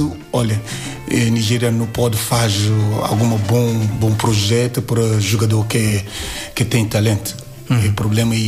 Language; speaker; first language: Portuguese; non-native, learner; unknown